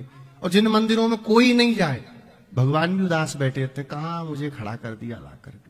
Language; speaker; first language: Hindi; native; Hindi